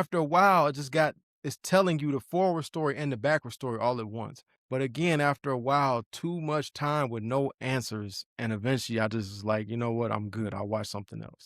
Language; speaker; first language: English; native; English